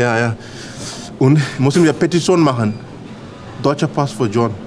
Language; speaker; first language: German; non-native, learner; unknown